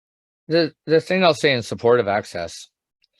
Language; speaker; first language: English; native; English